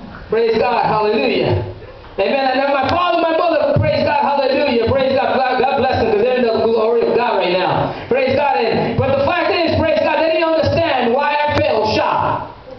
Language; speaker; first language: English; early bilingual, other home language; Spanish